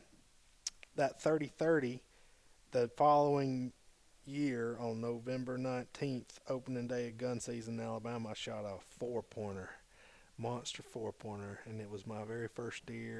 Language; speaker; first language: English; native; English